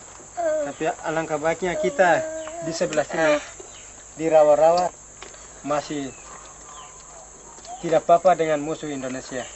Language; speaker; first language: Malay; non-native, local second language; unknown